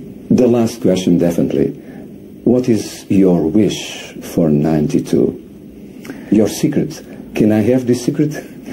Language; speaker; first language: English; non-native, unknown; Portuguese